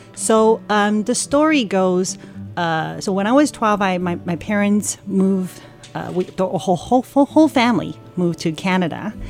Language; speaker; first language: English; early bilingual, other home language; Chinese